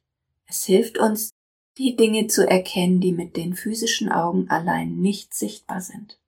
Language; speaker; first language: German; native; German